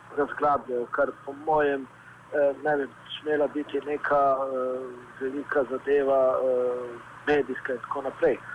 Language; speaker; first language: Slovenian; non-native, local second language; Romany